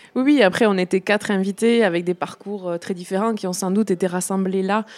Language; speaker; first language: French; native; French